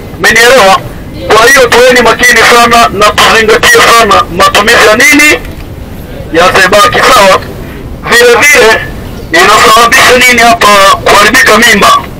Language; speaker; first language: Swahili; native; Swahili